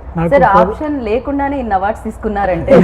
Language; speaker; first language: Telugu; native; Telugu